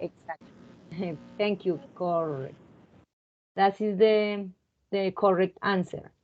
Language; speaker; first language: English; non-native, fluent; Spanish